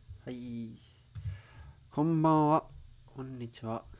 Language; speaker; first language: Japanese; non-native, learner; English